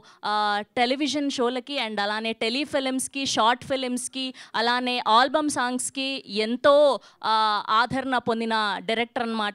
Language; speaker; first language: Telugu; native; Telugu